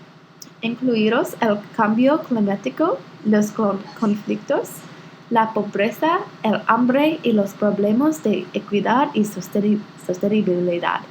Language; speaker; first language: Spanish; non-native, learner; English